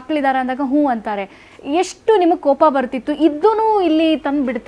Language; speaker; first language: Kannada; native; Kannada